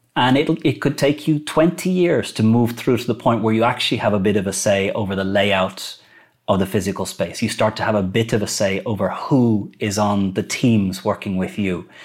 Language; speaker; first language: English; native; English